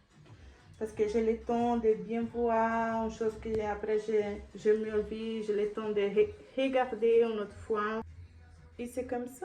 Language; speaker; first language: French; non-native, learner; Portuguese